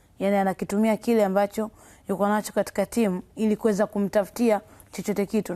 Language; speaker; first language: Swahili; native; Swahili